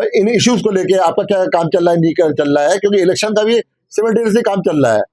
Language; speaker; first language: Hindi; non-native, local second language; Bangla